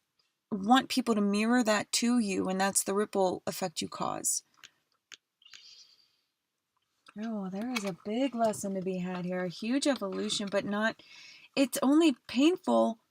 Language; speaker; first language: English; native; English